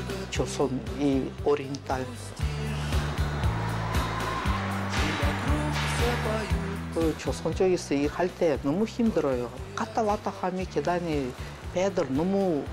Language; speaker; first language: Korean; non-native, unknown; Russian